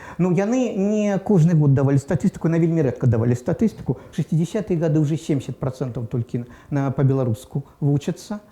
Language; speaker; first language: Belarusian; non-native, local second language; Russian